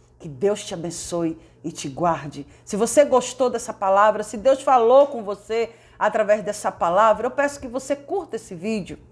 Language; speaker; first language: Portuguese; native; Portuguese